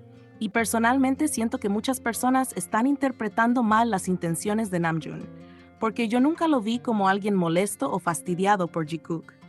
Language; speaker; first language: Spanish; native; Spanish